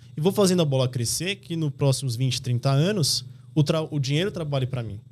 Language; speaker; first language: Portuguese; native; Portuguese